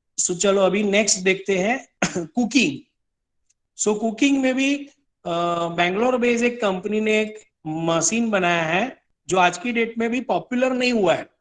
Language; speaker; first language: Hindi; non-native, local second language; Gujarati